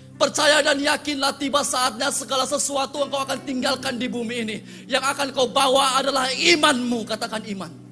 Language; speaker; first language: Indonesian; native; Indonesian